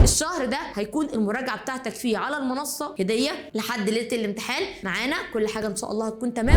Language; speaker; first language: Arabic; native; Arabic